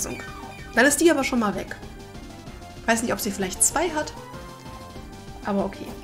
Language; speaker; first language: German; native; German